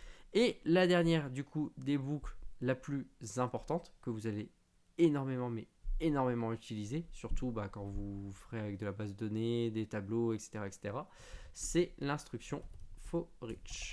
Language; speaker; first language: French; native; French